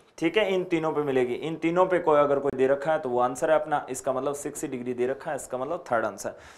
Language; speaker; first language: Hindi; native; Hindi